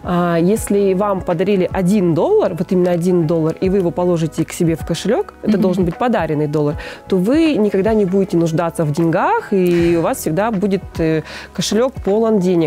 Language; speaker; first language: Russian; native; Russian